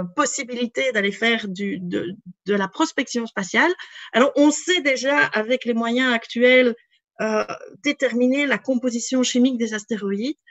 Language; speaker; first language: French; native; French